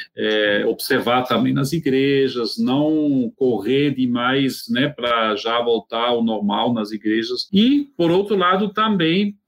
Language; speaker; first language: Portuguese; non-native, fluent; Swiss German